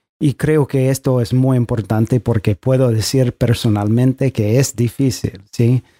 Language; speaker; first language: Spanish; non-native, fluent; English